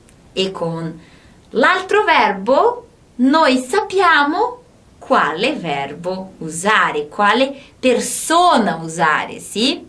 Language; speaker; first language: Italian; non-native, fluent; Portuguese